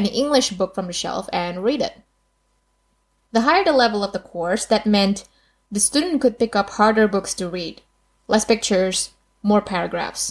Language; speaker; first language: English; non-native, fluent; Indonesian